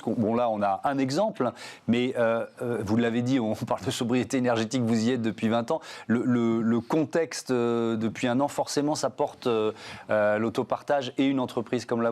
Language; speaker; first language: French; native; French